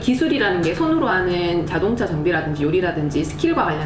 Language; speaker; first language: Korean; native; Korean